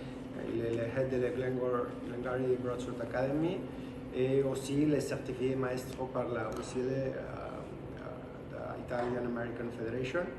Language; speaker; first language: French; non-native, fluent; Spanish